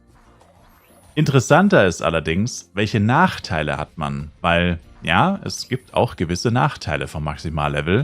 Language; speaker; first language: German; native; German